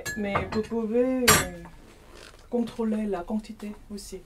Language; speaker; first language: French; non-native, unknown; Korean